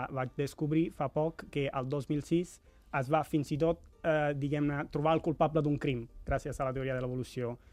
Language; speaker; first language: Catalan; non-native, fluent; Italian